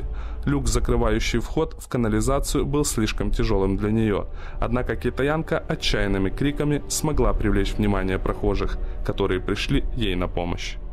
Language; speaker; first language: Russian; native; Russian